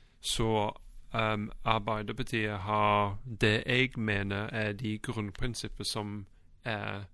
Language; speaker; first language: Norwegian; non-native, fluent; English